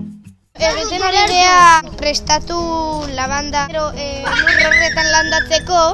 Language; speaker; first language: Basque; non-native, local second language; Spanish